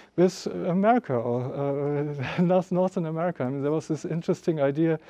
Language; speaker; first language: English; non-native, fluent; German